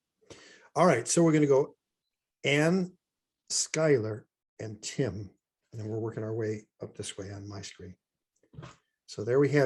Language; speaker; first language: English; native; English